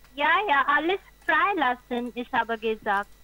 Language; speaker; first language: German; non-native, learner; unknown